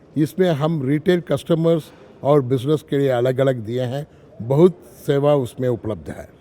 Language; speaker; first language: Hindi; non-native, local second language; Tamil